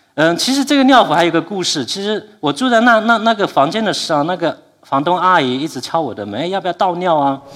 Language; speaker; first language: Chinese; native; Chinese